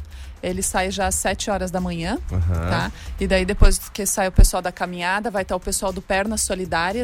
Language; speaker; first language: Portuguese; native; Portuguese